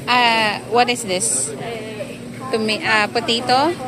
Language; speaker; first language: English; non-native, local second language; Filipino